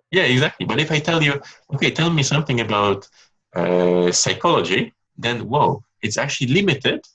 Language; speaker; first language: English; non-native, fluent; Polish